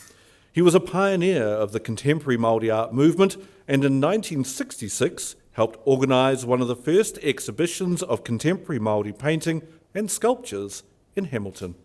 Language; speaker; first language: English; native; English